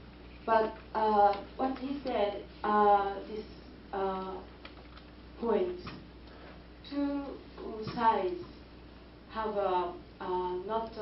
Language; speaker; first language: English; non-native, fluent; Japanese